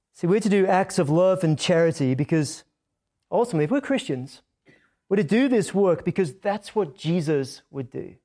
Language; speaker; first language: English; native; English